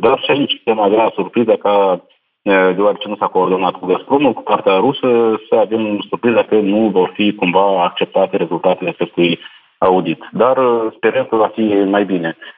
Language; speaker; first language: Romanian; native; Romanian